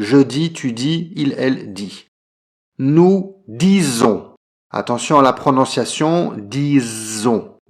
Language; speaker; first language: French; native; French